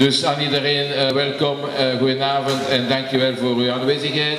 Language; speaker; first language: Dutch; non-native, local second language; French